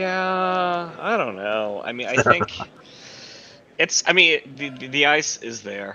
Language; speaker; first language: English; native; English